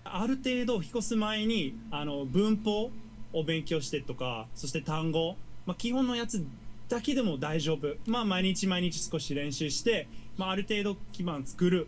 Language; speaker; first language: Japanese; non-native, fluent; English